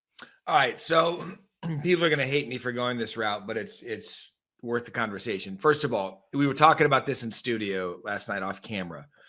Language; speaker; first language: English; native; English